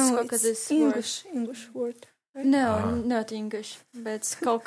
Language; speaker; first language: English; non-native, learner; Ingush